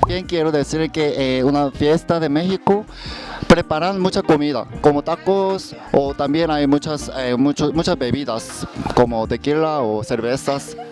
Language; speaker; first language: Spanish; non-native, learner; Korean